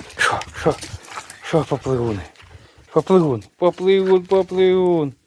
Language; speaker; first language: Ukrainian; native; Ukrainian